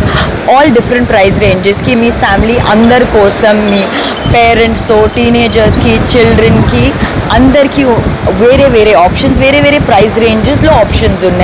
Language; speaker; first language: Telugu; non-native, learner; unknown